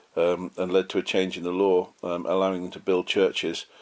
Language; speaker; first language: English; native; English